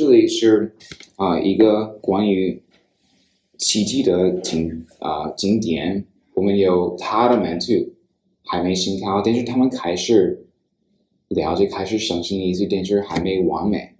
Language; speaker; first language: Chinese; non-native, fluent; English